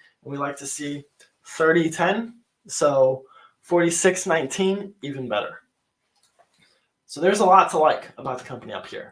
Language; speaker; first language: English; native; English